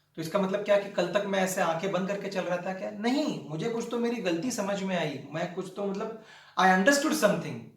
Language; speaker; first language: Hindi; non-native, local second language; Marathi